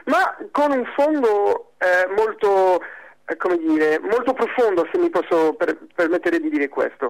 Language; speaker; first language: Italian; non-native, fluent; French